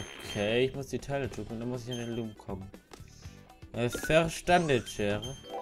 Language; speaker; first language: German; native; German